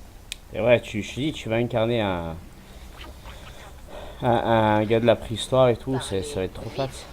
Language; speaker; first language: French; native; French